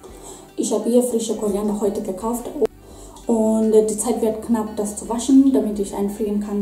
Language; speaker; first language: German; non-native, fluent; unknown